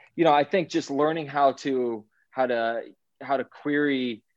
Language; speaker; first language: English; native; English